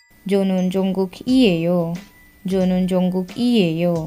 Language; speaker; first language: Korean; non-native, learner; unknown